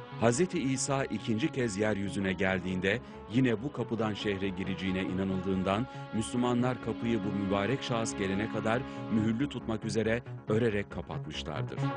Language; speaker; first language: Turkish; native; Turkish